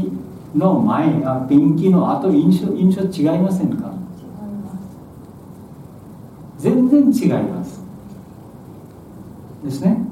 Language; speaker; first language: Japanese; non-native, learner; Bangla